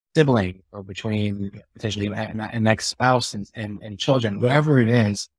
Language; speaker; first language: English; native; English